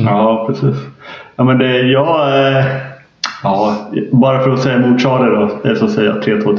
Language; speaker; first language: Swedish; native; Swedish